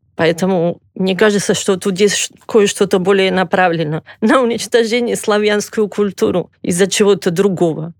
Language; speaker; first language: Russian; non-native, fluent; Catalan